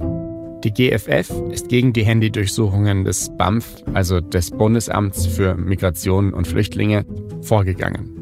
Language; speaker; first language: German; native; German